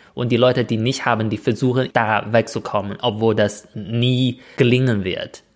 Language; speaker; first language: German; non-native, fluent; Chinese